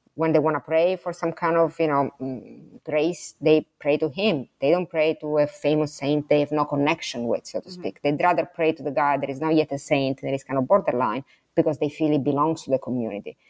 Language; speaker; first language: English; non-native, fluent; Italian